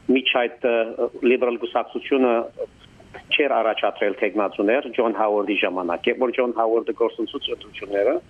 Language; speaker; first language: Armenian; early bilingual, heritage; Armenian